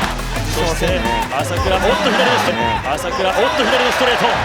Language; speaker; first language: Japanese; native; Japanese